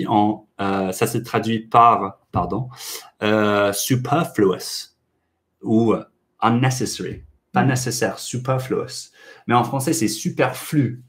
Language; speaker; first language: French; non-native, fluent; English